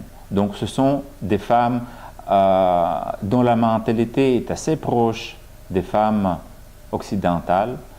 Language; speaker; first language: French; non-native, fluent; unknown